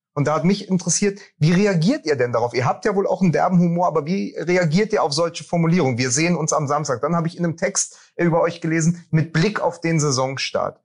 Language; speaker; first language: German; native; German